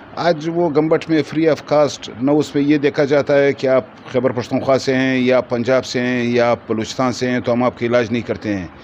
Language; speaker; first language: Urdu; non-native, local second language; Pashto